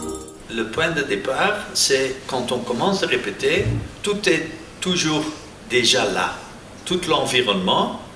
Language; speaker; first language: French; non-native, local second language; Dutch